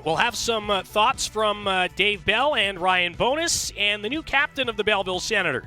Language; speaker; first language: English; native; English